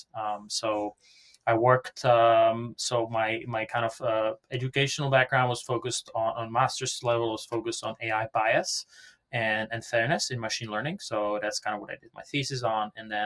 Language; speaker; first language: English; non-native, fluent; Czech